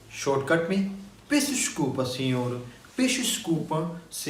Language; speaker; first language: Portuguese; non-native, learner; Hindi